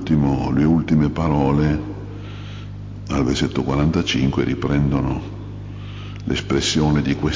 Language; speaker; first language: Italian; native; Italian